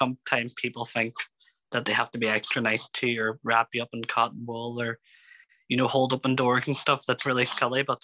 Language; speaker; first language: English; native; English